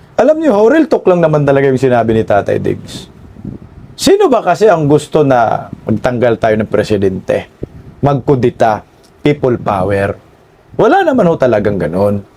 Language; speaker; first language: Filipino; non-native, local second language; Cebuano